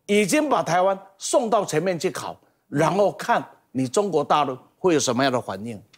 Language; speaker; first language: Chinese; native; Chinese